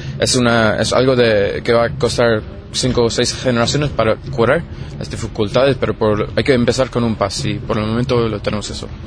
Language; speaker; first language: Spanish; non-native, fluent; English